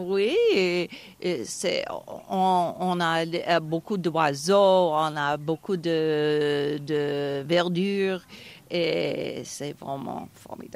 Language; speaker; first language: French; non-native, fluent; English